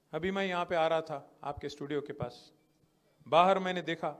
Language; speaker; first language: Hindi; non-native, local second language; Telugu